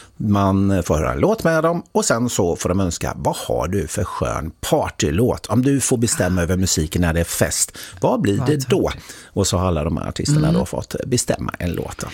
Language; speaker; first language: Swedish; native; Swedish